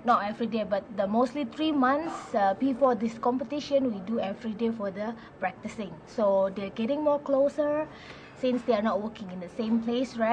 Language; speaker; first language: English; non-native, fluent; Indonesian